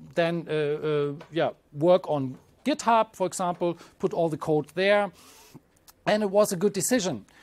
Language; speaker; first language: English; non-native, fluent; German